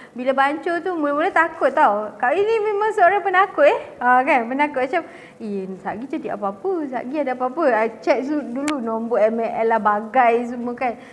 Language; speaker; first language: Malay; native; Malay